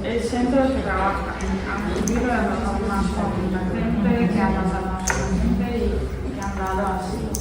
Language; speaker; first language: Spanish; non-native, learner; Ukrainian